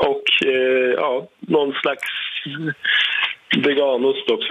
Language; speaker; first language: Swedish; native; Swedish